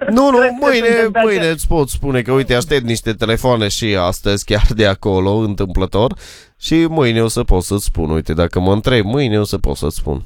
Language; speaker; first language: Romanian; native; Romanian